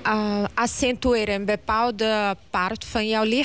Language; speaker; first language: Dutch; non-native, learner; Portuguese